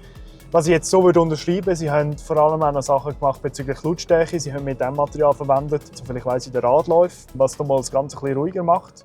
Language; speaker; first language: German; native; German